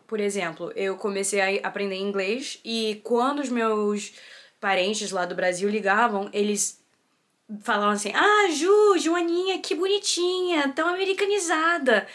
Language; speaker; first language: Portuguese; early bilingual, heritage; Portuguese